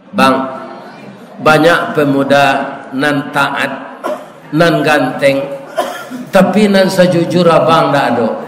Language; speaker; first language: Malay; non-native, local second language; Minangkabau